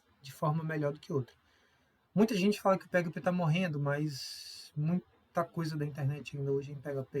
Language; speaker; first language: Portuguese; native; Portuguese